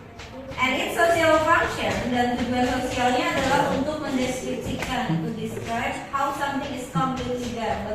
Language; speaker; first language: Indonesian; native; Indonesian